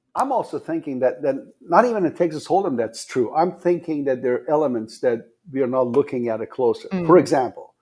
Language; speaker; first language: English; non-native, fluent; Persian